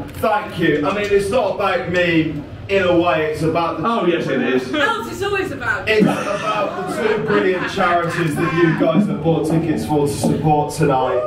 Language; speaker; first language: English; native; English